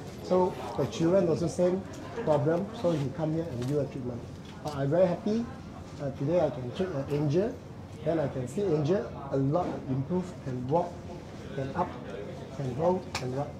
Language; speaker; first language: English; non-native, local second language; Cantonese